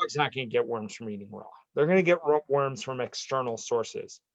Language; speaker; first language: English; native; English